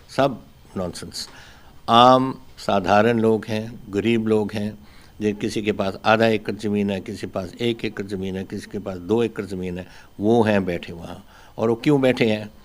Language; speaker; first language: Hindi; non-native, local second language; Punjabi